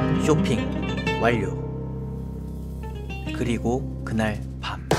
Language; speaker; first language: Korean; native; Korean